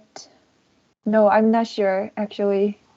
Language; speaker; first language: English; non-native, learner; Korean